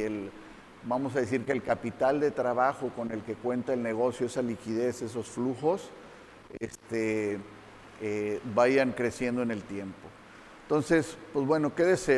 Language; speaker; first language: Spanish; native; Spanish